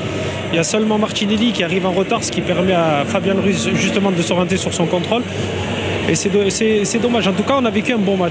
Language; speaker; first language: French; native; French